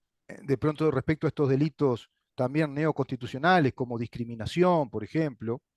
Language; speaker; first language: Spanish; native; Spanish